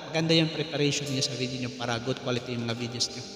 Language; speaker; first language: Filipino; non-native, local second language; Cebuano